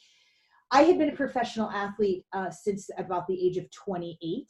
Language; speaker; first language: English; native; English